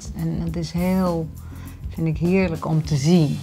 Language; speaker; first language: Dutch; native; Dutch